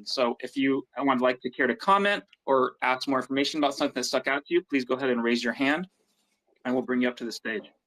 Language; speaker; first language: English; native; English